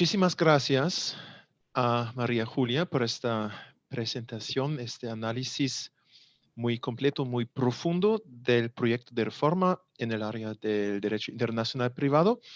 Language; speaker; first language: Spanish; non-native, fluent; German